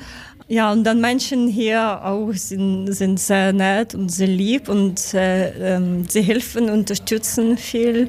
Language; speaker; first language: German; non-native, learner; Ukrainian